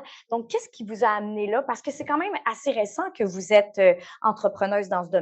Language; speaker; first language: French; native; French